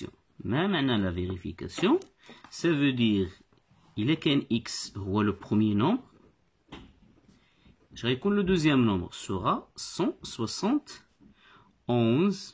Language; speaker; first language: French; non-native, local second language; Arabic